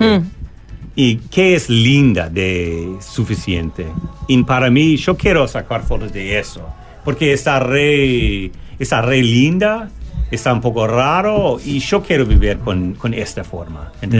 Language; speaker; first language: Spanish; non-native, learner; English